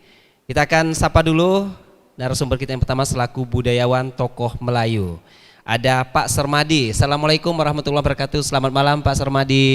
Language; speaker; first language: Malay; native; Malay